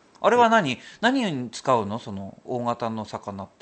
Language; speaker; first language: Japanese; native; Japanese